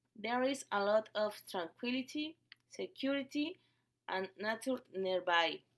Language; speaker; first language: English; non-native, learner; Spanish